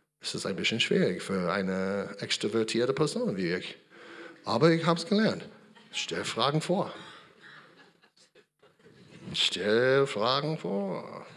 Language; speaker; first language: German; non-native, learner; English